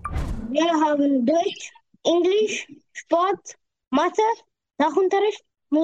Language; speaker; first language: German; early bilingual, other home language; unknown